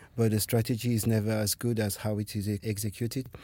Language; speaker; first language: English; non-native, fluent; French